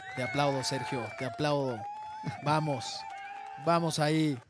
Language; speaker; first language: Spanish; native; Spanish